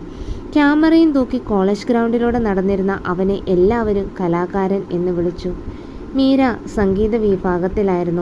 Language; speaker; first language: Malayalam; native; Malayalam